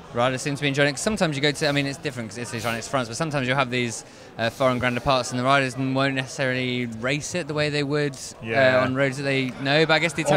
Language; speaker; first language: English; native; English